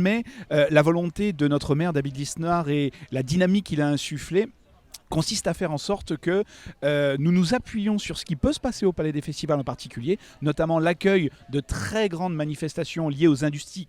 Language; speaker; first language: French; native; French